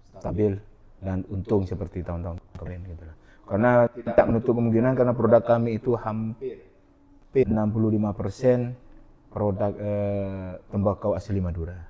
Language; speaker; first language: Indonesian; non-native, local second language; Madurese